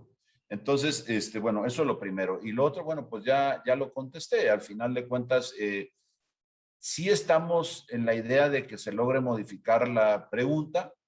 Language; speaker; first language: Spanish; native; Spanish